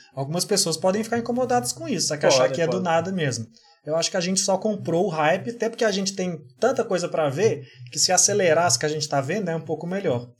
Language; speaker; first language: Portuguese; native; Portuguese